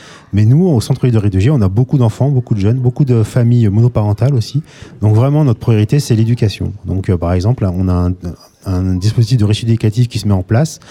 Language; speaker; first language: French; native; French